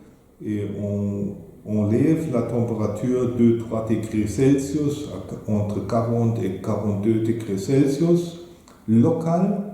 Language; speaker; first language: French; non-native, fluent; German